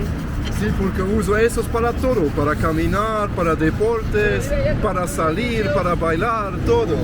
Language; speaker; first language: Spanish; non-native, learner; English